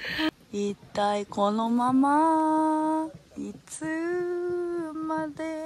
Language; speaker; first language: Japanese; native; Japanese